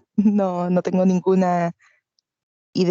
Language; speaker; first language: Spanish; native; Spanish